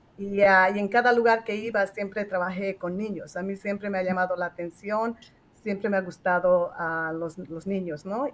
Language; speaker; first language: Spanish; native; Spanish